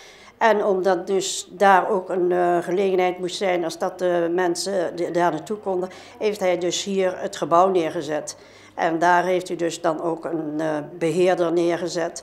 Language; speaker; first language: Dutch; native; Dutch